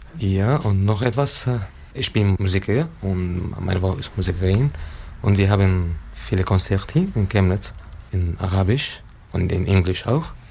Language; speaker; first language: German; non-native, learner; Arabic